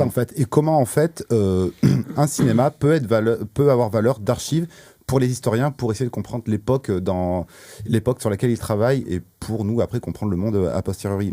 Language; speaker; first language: French; native; French